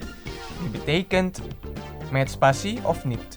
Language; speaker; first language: Dutch; non-native, fluent; Indonesian